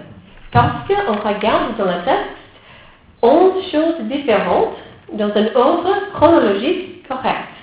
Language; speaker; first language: French; non-native, fluent; English